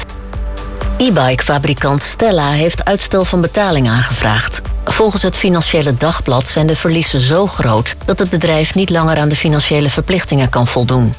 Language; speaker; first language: Dutch; native; Dutch